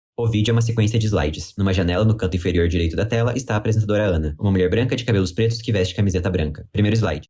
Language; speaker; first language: Portuguese; native; Portuguese